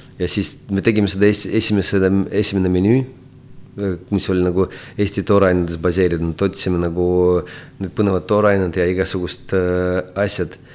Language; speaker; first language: Estonian; non-native, local second language; Russian